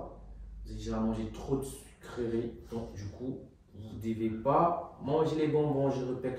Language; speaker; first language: French; native; French